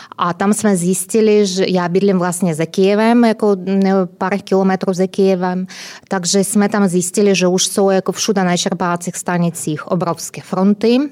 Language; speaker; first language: Czech; non-native, fluent; Ukrainian